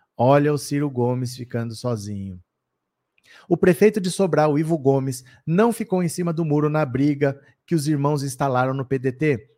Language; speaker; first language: Portuguese; native; Portuguese